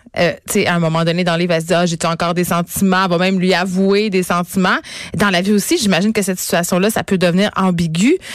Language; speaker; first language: French; native; French